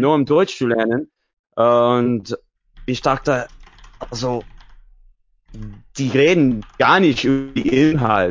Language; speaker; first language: German; non-native, learner; English